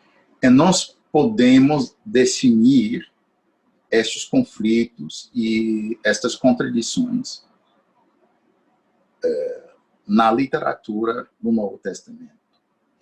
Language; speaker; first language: Portuguese; non-native, fluent; English